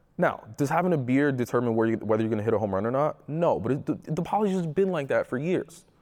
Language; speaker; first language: English; early bilingual, other home language; Spanish